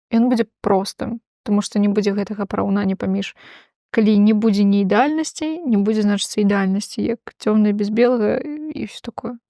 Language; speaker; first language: Belarusian; non-native, local second language; Russian